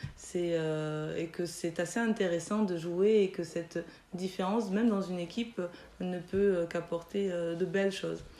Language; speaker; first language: French; native; French